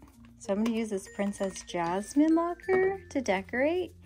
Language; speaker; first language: English; native; English